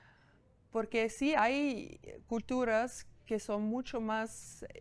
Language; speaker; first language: Spanish; non-native, fluent; German